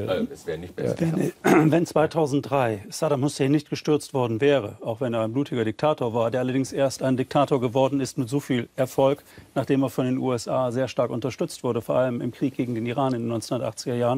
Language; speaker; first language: German; native; German